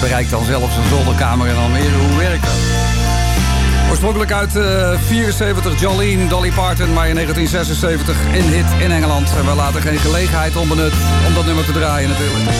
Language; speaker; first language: Dutch; native; Dutch